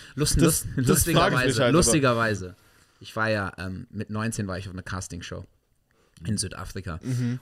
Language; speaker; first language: German; non-native, fluent; English